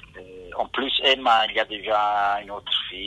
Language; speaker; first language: French; non-native, fluent; Italian